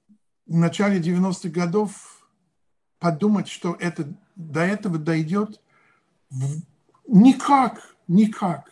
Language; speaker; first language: Russian; non-native, fluent; English